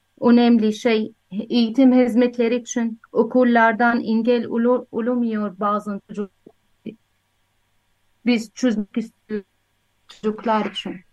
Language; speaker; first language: Turkish; non-native, learner; Arabic